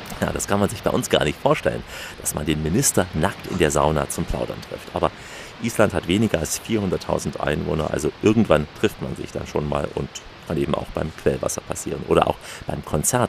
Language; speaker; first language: German; native; German